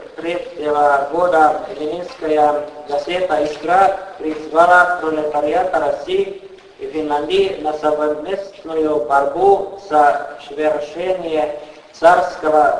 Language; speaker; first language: Russian; non-native, fluent; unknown